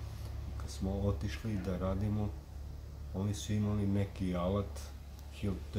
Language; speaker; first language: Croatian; non-native, local second language; Romany